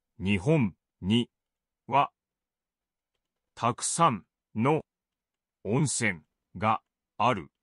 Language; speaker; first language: Japanese; non-native, learner; English